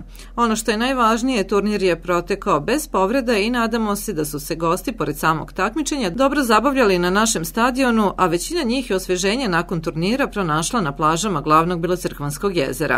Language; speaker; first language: Serbian; native; Serbian